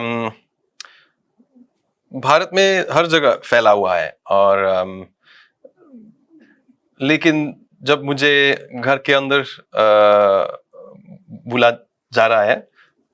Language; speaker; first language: Hindi; non-native, fluent; Dutch